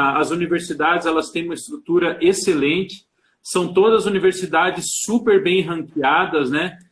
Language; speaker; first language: Portuguese; native; Portuguese